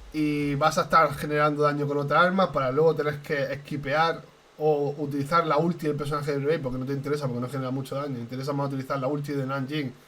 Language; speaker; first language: Spanish; native; Spanish